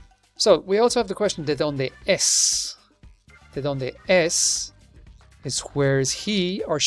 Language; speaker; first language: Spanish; non-native, fluent; English